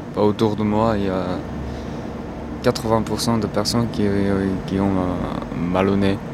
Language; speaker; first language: French; non-native, fluent; Korean